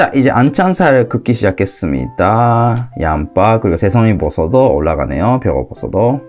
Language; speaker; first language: Korean; non-native, fluent; Japanese